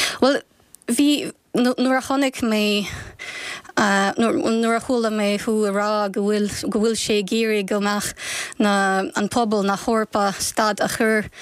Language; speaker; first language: Irish; non-native, fluent; Ukrainian